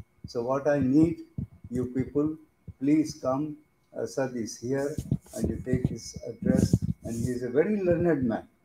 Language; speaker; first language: English; non-native, local second language; Urdu